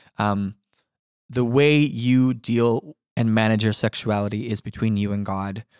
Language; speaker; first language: English; native; English